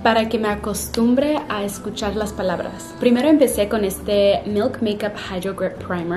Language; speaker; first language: Spanish; early bilingual, heritage; Spanish